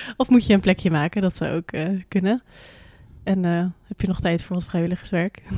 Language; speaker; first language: Dutch; native; Dutch